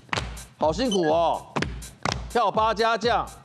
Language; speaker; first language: Chinese; native; Chinese